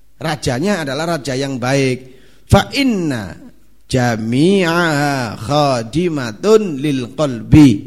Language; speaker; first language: Indonesian; non-native, local second language; Javanese